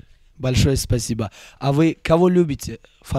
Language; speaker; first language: Russian; non-native, local second language; Uzbek